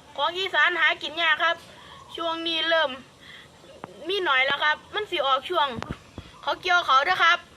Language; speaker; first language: Thai; native; Thai